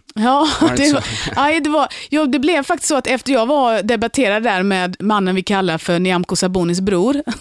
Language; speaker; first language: Swedish; native; Swedish